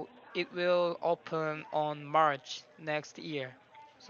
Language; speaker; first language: English; non-native, learner; Korean